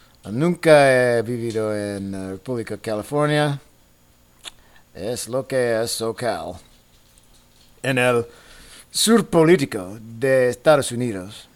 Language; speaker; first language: Spanish; non-native, learner; English